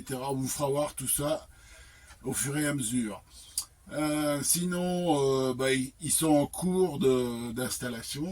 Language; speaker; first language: French; native; French